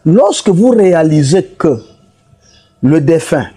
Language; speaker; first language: French; non-native, local second language; Swahili